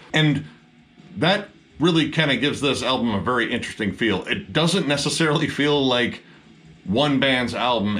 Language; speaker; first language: English; native; English